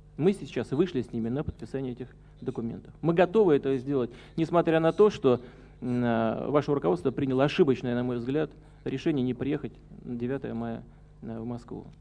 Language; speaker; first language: Russian; native; Russian